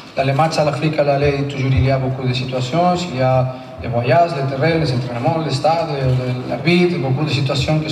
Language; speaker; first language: French; non-native, learner; Spanish